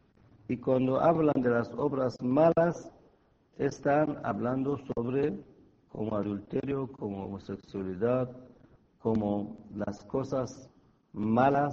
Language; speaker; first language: Spanish; non-native, fluent; Persian